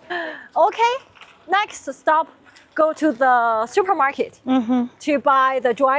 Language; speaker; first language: English; non-native, learner; Chinese